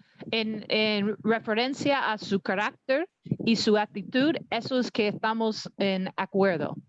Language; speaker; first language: Spanish; non-native, learner; English